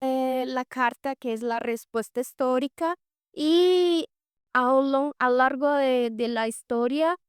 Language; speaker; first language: Spanish; non-native, fluent; Portuguese